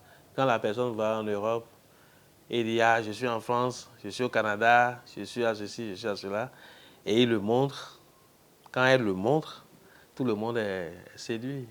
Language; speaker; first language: French; non-native, local second language; Fon